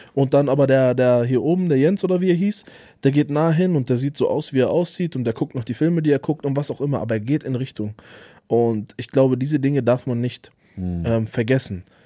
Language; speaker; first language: German; native; German